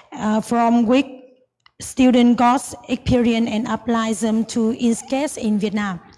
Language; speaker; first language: English; non-native, learner; Vietnamese